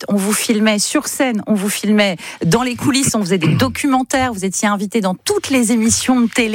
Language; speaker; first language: French; native; French